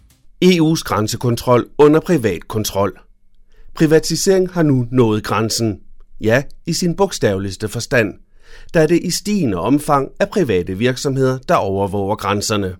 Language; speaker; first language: Danish; native; Danish